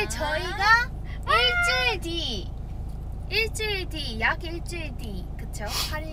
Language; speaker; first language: Korean; non-native, fluent; Vietnamese